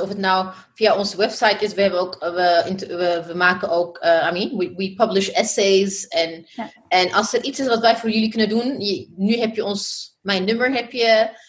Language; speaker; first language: Dutch; non-native, fluent; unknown